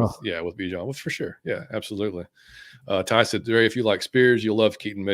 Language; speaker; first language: English; native; English